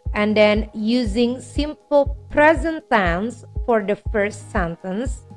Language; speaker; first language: English; non-native, fluent; Indonesian